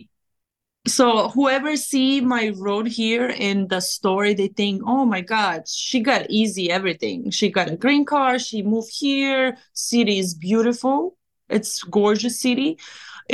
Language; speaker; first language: English; non-native, fluent; Serbian